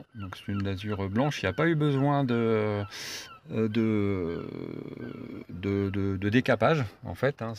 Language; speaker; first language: French; native; French